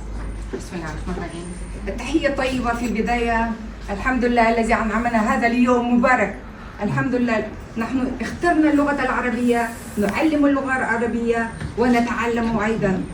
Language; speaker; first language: Arabic; non-native, fluent; Kazakh